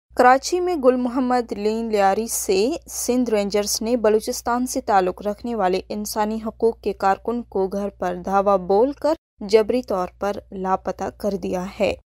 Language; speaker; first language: Urdu; non-native, local second language; Baluchi